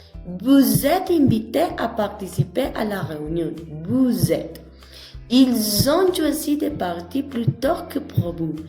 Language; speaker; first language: French; non-native, learner; Spanish